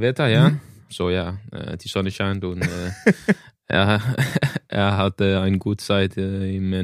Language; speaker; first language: German; non-native, learner; Danish